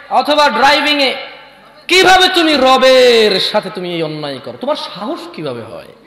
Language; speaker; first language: Bangla; early bilingual, heritage; Bangla